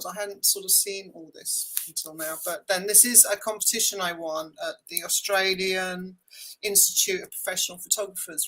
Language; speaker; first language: English; native; English